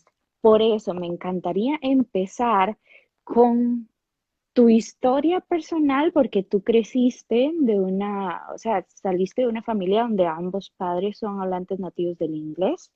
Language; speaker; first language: Spanish; native; Spanish